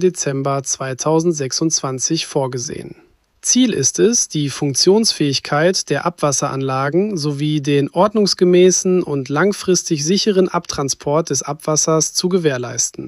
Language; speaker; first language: German; native; German